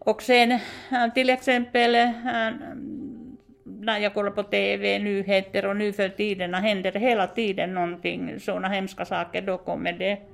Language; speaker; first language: Swedish; non-native, fluent; Finnish